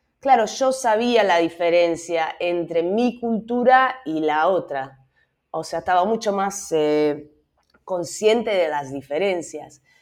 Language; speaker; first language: Spanish; non-native, fluent; Dutch